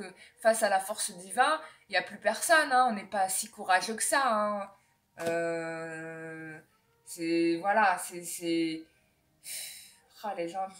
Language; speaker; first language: French; native; French